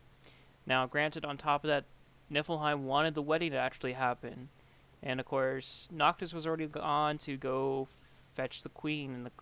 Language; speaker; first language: English; native; English